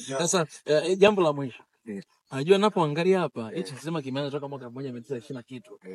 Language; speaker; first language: Swahili; native; Swahili